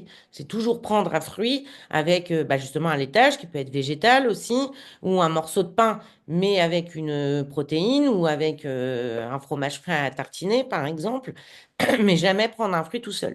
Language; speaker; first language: French; native; French